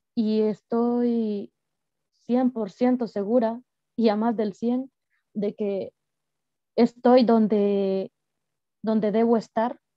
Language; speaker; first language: Spanish; native; Spanish